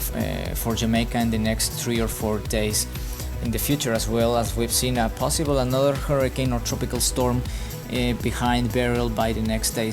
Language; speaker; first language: English; non-native, fluent; Spanish